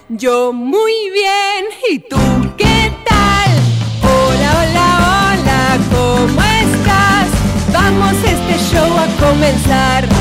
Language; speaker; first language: Spanish; non-native, fluent; English